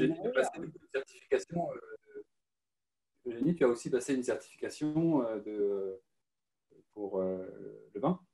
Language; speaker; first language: French; native; French